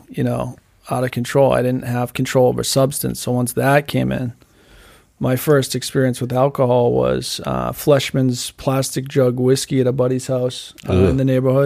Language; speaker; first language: English; native; English